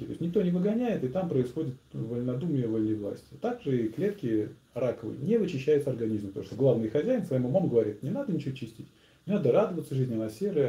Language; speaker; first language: Russian; native; Russian